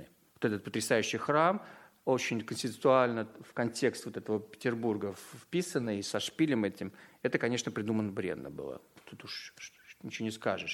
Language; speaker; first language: Russian; native; Russian